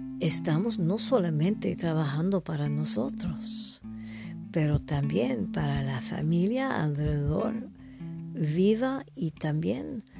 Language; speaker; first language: Spanish; non-native, learner; English